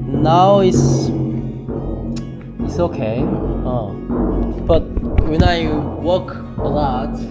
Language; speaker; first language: English; non-native, learner; Korean